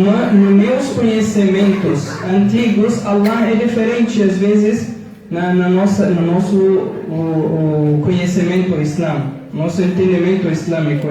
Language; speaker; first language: Portuguese; non-native, fluent; Arabic